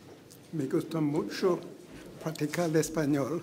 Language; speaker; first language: Spanish; non-native, learner; English